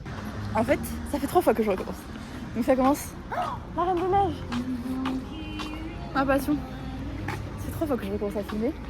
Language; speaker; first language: French; native; French